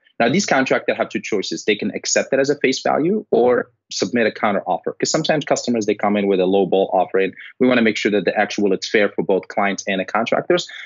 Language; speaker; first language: English; non-native, fluent; Arabic